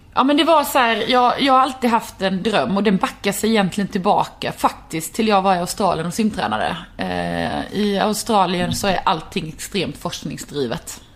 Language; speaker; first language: Swedish; native; Swedish